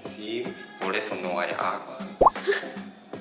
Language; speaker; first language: Spanish; non-native, learner; Japanese